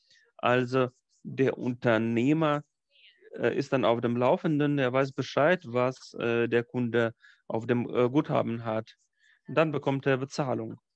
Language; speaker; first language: German; non-native, fluent; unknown